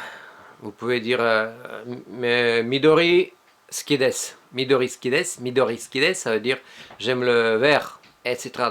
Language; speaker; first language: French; non-native, fluent; Russian